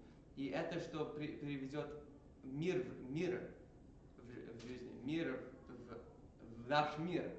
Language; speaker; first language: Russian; early bilingual, heritage; English